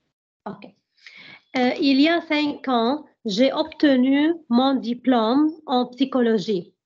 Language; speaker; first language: French; non-native, learner; Arabic